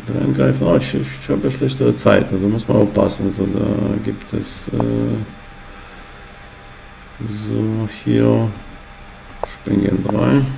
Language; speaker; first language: German; non-native, fluent; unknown